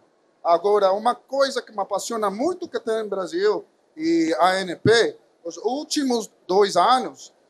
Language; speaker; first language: Portuguese; non-native, fluent; Spanish